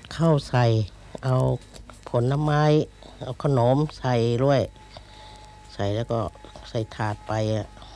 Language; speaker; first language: Thai; non-native, local second language; Shan